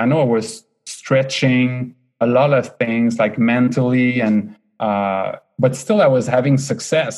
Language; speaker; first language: English; non-native, fluent; French